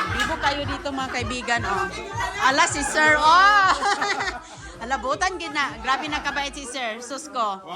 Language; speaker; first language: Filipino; non-native, local second language; Cebuano